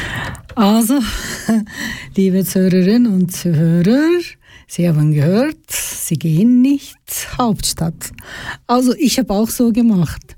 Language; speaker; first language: German; non-native, learner; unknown